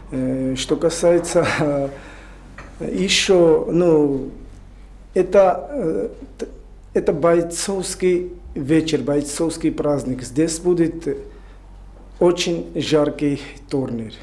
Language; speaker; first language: Russian; non-native, learner; Georgian